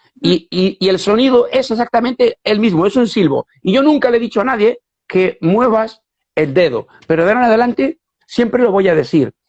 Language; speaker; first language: Spanish; native; Spanish